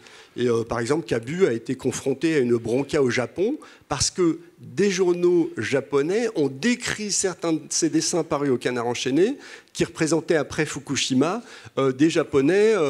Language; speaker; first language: French; native; French